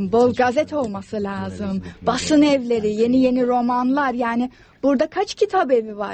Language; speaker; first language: Turkish; non-native, fluent; English